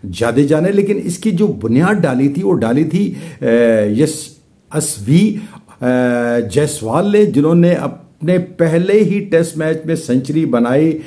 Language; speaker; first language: Urdu; native; Urdu